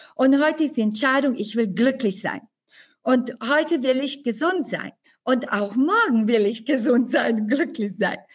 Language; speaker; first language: German; non-native, fluent; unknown